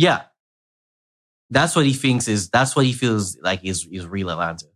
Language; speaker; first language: English; native; English